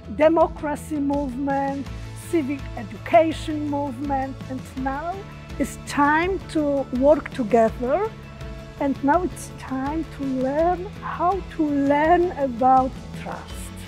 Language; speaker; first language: English; non-native, learner; Polish